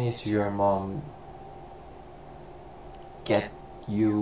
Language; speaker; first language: English; non-native, learner; Korean